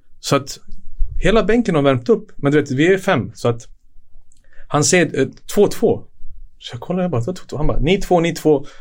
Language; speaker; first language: Swedish; early bilingual, other home language; Serbian